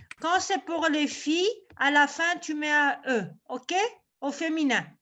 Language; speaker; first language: French; non-native, local second language; Arabic